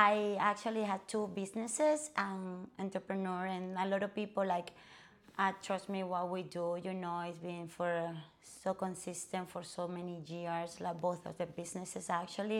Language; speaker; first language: English; non-native, fluent; Spanish